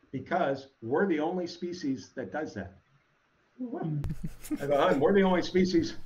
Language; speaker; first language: English; native; English